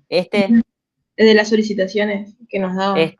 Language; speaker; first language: Spanish; native; Spanish